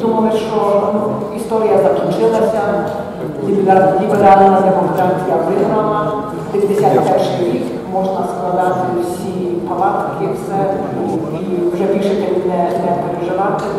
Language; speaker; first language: Ukrainian; early bilingual, heritage; Ukrainian